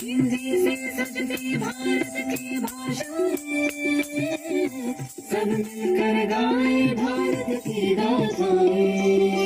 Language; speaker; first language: Hindi; non-native, local second language; Malayalam